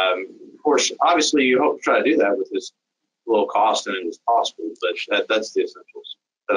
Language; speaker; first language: English; native; English